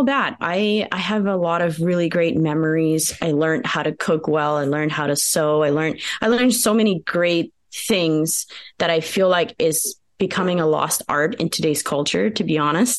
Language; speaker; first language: English; early bilingual, other home language; Pennsylvania German